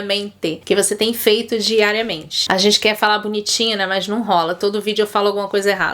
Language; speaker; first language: Portuguese; native; Portuguese